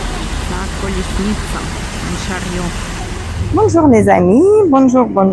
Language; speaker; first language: French; non-native, fluent; Russian